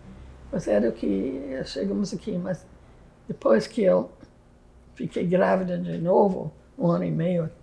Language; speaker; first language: Portuguese; non-native, fluent; English